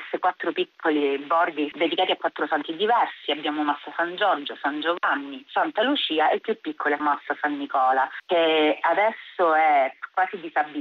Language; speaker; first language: Italian; native; Italian